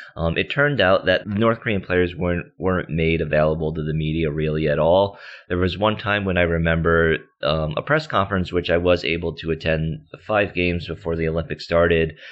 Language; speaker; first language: English; native; English